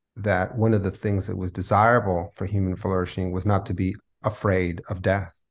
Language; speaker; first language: English; early bilingual, other home language; Spanish